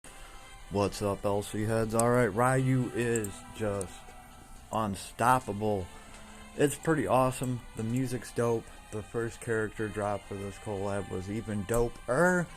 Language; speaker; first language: English; native; English